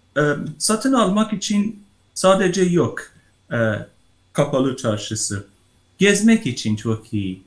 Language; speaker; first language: Turkish; non-native, learner; Persian